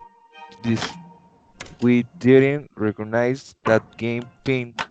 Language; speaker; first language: English; non-native, learner; Spanish